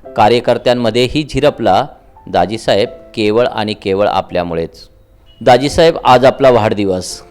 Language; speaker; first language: Marathi; non-native, local second language; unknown